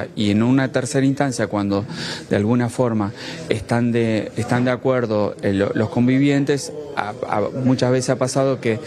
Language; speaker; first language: Spanish; native; Spanish